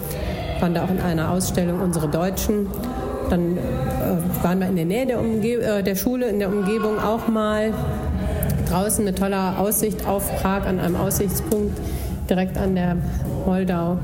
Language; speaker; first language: German; native; German